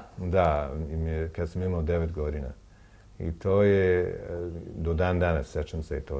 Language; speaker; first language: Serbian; non-native, learner; English